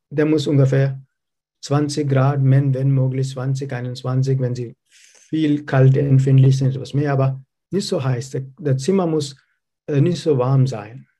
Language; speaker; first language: German; non-native, learner; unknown